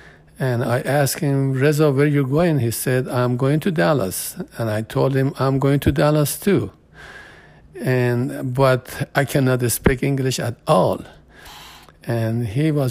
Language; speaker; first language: English; non-native, fluent; Persian